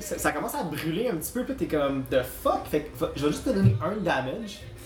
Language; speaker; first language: French; native; French